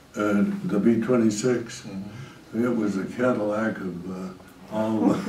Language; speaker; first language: English; native; English